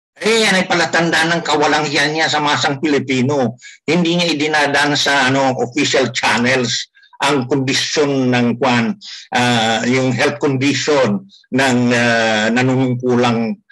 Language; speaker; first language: Filipino; non-native, local second language; Iloko